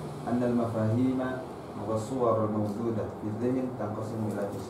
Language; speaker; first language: Arabic; non-native, learner; Malay